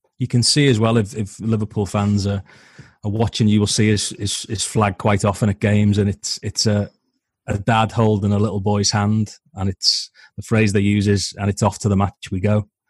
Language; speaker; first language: English; native; English